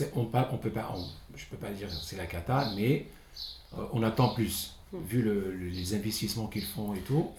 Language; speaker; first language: French; non-native, local second language; Arabic